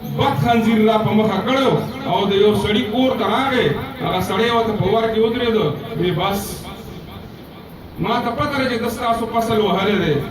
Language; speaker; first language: Pashto; native; Pashto